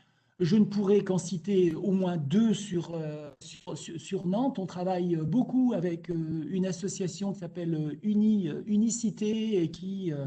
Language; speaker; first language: French; native; French